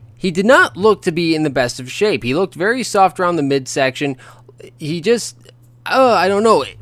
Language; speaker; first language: English; native; English